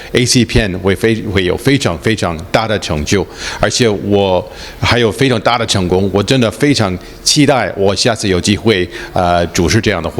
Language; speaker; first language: Chinese; early bilingual, heritage; Chinese